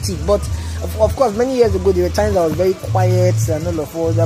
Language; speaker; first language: English; non-native, local second language; Nigerian Pidgin